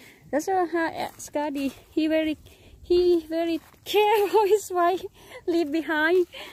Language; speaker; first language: English; non-native, learner; Northeastern Thai